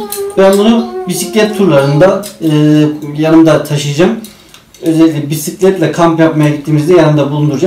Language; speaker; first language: Turkish; native; Turkish